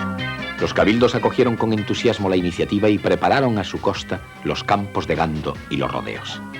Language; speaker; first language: Spanish; native; Spanish